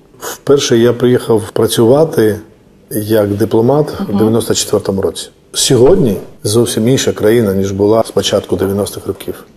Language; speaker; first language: Ukrainian; non-native, fluent; Georgian